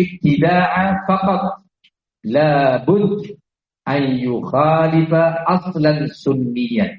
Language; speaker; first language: Arabic; non-native, fluent; Indonesian